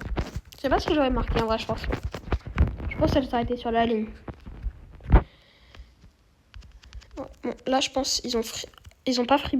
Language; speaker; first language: French; native; French